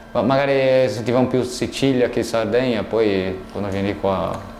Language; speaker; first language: Italian; non-native, fluent; Portuguese